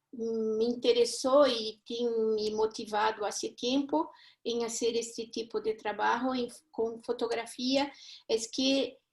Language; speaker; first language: Spanish; non-native, fluent; Portuguese